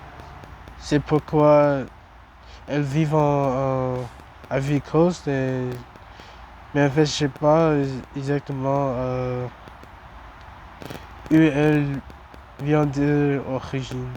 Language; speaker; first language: French; non-native, learner; English